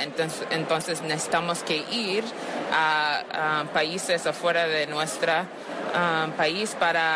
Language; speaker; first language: Spanish; non-native, learner; English